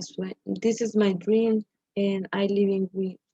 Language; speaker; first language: English; non-native, learner; Spanish